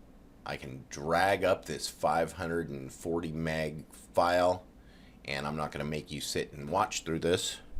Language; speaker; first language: English; native; English